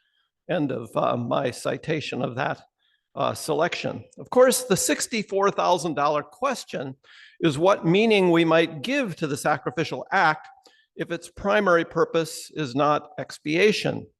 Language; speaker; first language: English; native; English